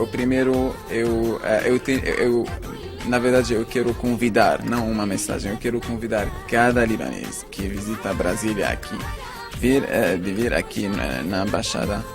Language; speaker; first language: Portuguese; non-native, fluent; Arabic